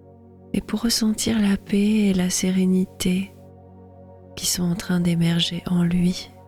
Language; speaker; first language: French; native; French